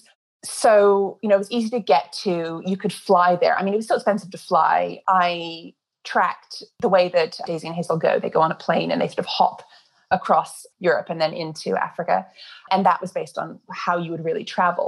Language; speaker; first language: English; native; English